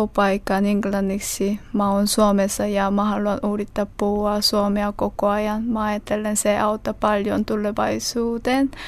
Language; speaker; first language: Finnish; non-native, fluent; Korean